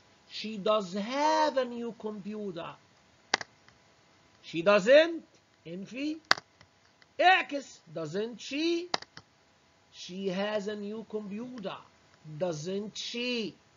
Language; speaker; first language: English; non-native, fluent; Arabic